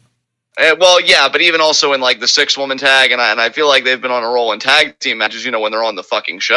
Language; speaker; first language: English; native; English